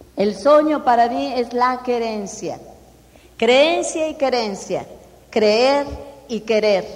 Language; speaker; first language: Spanish; non-native, fluent; Portuguese